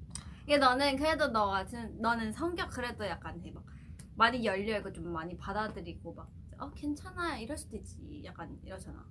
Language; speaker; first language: Korean; non-native, fluent; Thai